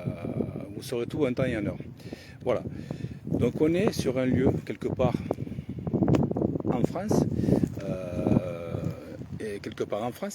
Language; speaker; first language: French; native; French